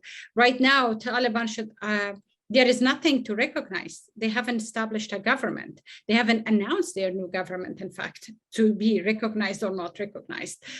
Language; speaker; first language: English; non-native, fluent; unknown